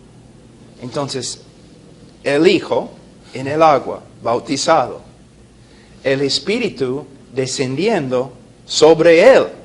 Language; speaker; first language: Spanish; non-native, fluent; English